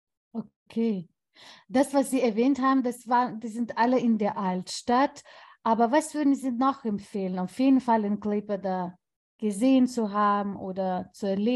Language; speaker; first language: German; non-native, fluent; Lithuanian